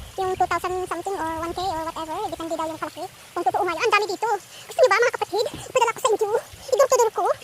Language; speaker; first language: Filipino; non-native, local second language; Iloko